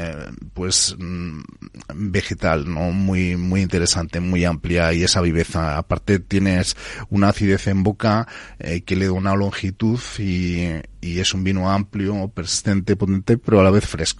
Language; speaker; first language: Spanish; native; Spanish